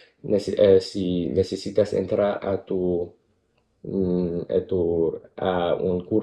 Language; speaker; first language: Spanish; non-native, learner; Cantonese